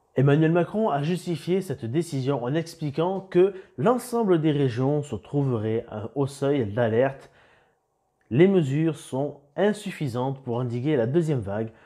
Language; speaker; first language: French; native; French